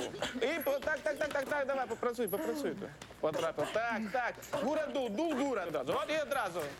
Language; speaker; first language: Polish; non-native, learner; Russian